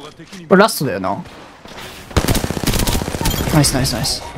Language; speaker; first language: Japanese; native; Japanese